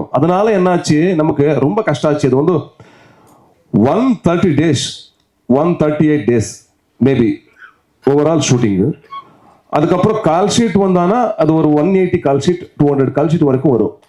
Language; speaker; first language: Tamil; non-native, local second language; Kannada